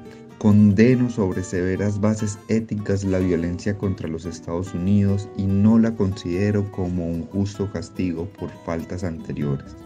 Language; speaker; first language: Spanish; native; Spanish